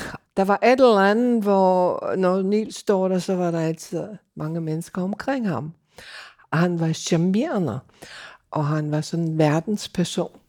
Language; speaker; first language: Danish; non-native, fluent; English